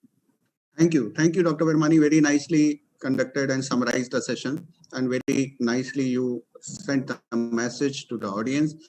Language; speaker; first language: English; non-native, local second language; Hindi